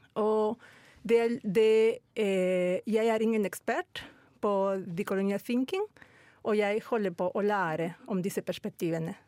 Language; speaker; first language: Norwegian; non-native, fluent; Spanish